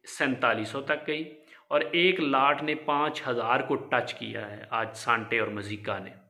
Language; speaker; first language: Urdu; non-native, local second language; Punjabi